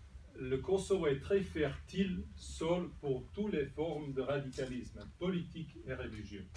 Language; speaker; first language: French; non-native, fluent; Serbian